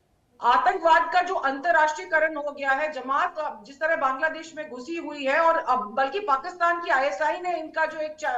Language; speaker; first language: Hindi; native; Hindi